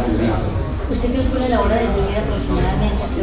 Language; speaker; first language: Spanish; native; Spanish